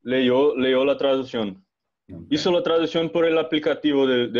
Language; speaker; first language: Spanish; non-native, learner; Portuguese